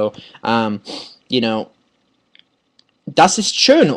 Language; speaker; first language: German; non-native, fluent; English